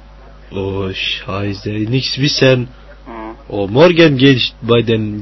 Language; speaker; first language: German; non-native, learner; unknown